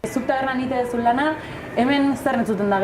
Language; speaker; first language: Basque; native; Basque